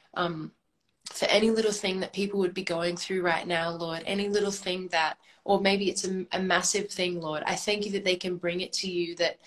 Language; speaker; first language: English; native; English